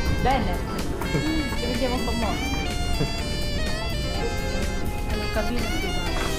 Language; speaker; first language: Italian; non-native, fluent; Filipino